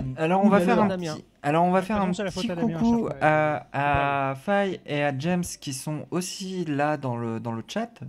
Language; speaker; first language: French; native; French